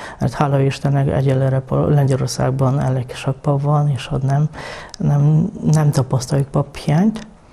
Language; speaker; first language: Hungarian; non-native, fluent; Polish